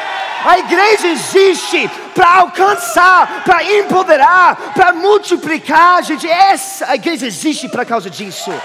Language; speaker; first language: Portuguese; non-native, fluent; English